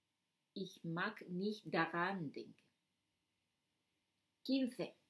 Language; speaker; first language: German; non-native, fluent; Spanish